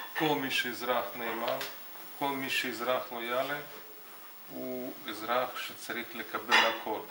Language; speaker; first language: Hebrew; non-native, fluent; Russian